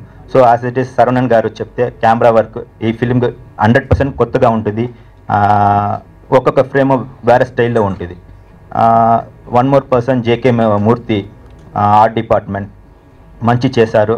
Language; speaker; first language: Telugu; non-native, learner; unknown